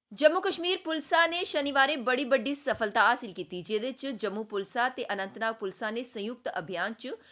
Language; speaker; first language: Punjabi; non-native, local second language; Dogri